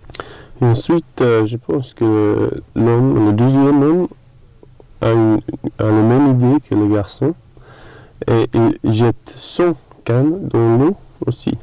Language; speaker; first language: French; non-native, learner; English